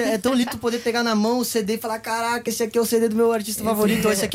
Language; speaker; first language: Portuguese; native; Portuguese